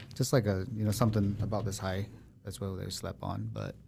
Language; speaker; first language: English; early bilingual, other home language; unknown